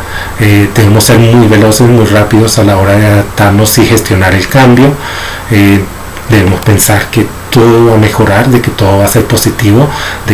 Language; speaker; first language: Spanish; native; Spanish